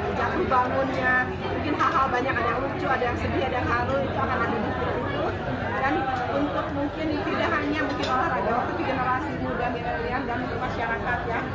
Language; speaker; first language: Indonesian; native; Indonesian